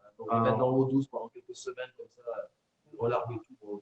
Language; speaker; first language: French; native; French